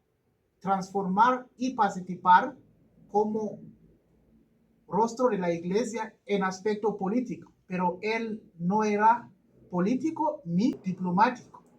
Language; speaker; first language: Spanish; non-native, learner; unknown